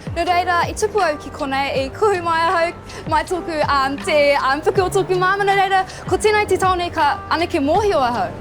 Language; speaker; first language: Māori; non-native, local second language; English